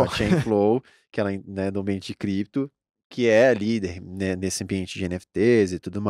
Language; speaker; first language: Portuguese; native; Portuguese